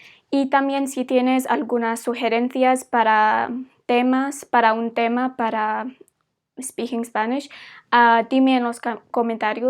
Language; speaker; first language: Spanish; non-native, fluent; English